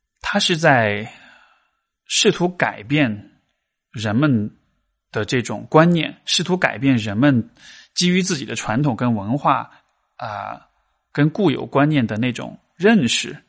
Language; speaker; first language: Chinese; native; Chinese